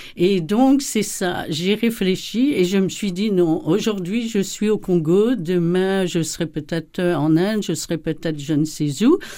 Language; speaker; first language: French; native; French